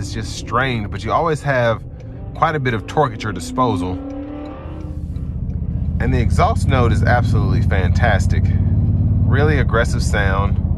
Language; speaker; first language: English; native; English